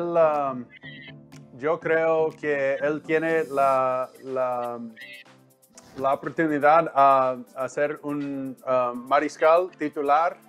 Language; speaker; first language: Spanish; non-native, learner; English